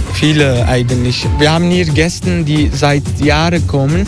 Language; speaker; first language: German; non-native, fluent; Turkish